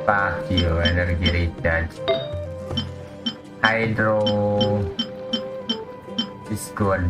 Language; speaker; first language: English; non-native, learner; Indonesian